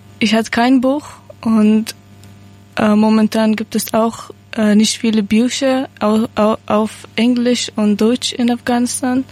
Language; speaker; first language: German; non-native, learner; Persian